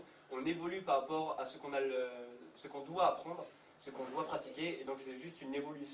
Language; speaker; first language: French; native; French